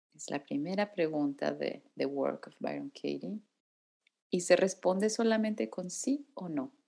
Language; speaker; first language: Spanish; native; Spanish